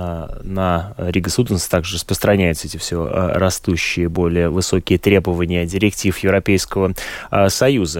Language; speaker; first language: Russian; native; Russian